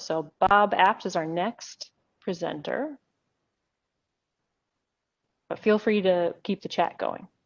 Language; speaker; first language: English; native; English